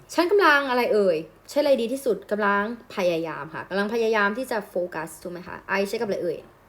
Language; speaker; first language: Thai; native; Thai